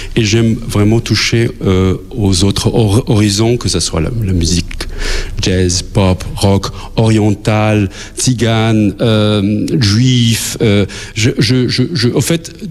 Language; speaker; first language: French; non-native, fluent; Albanian